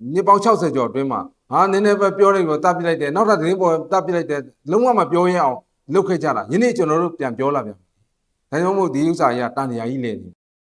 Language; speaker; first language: Burmese; non-native, local second language; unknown